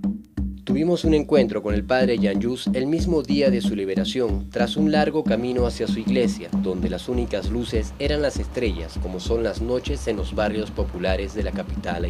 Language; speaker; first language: Spanish; native; Spanish